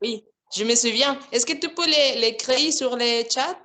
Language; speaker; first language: French; non-native, fluent; Spanish